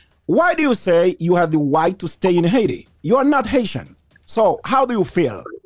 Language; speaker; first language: English; non-native, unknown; Haitian Creole